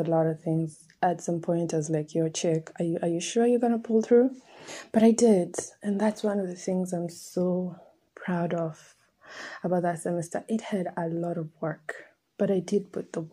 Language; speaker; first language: English; non-native, local second language; Swahili